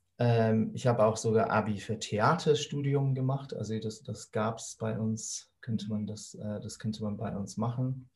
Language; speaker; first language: German; non-native, fluent; English